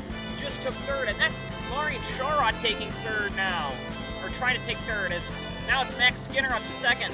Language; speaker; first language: English; native; English